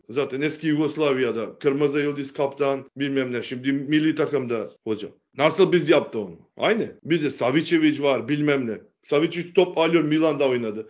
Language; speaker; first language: Turkish; non-native, learner; Macedonian